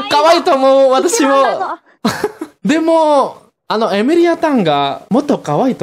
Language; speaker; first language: Japanese; non-native, learner; Indonesian